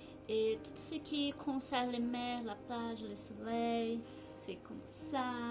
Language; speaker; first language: French; non-native, learner; Portuguese